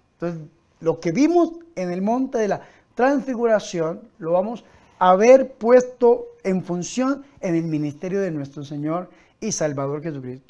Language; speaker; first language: Spanish; native; Spanish